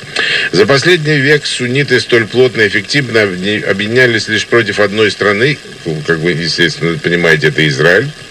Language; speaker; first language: Russian; native; Russian